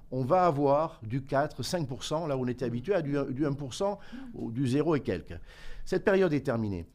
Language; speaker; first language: French; native; French